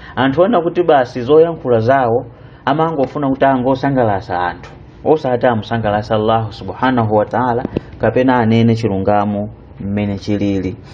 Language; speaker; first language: Nyanja; native; Nyanja